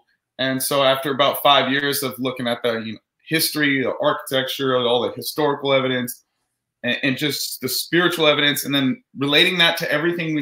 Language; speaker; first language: English; native; English